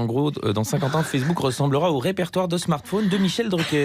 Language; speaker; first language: French; native; French